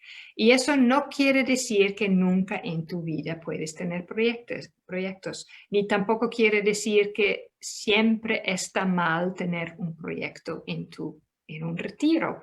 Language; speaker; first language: Spanish; non-native, fluent; Dutch